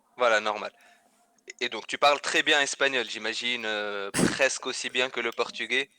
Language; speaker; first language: French; non-native, local second language; Arabic